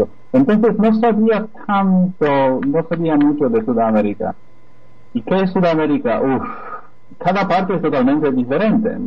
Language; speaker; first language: Spanish; non-native, fluent; Polish